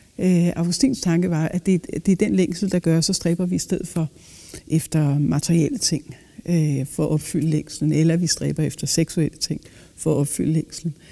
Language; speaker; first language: Danish; native; Danish